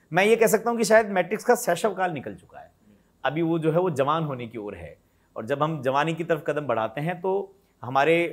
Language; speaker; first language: Hindi; native; Hindi